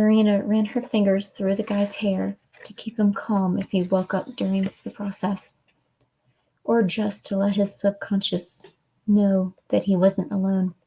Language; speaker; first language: English; native; English